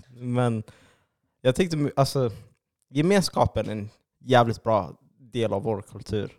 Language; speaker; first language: Swedish; early bilingual, other home language; Somali